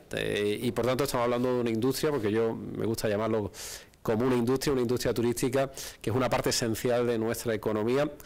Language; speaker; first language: Spanish; native; Spanish